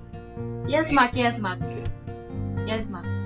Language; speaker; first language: Turkish; non-native, learner; Indonesian